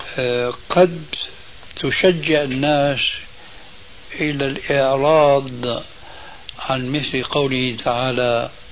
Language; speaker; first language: Arabic; early bilingual, other home language; Albanian